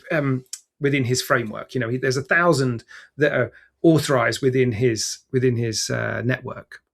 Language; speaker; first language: English; native; English